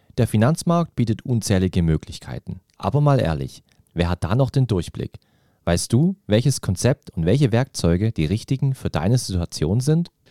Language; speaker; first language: German; native; German